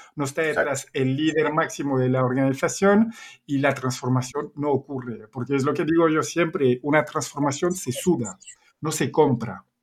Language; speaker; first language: Spanish; non-native, fluent; French